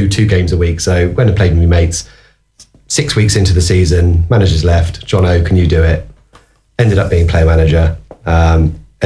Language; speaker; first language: English; native; English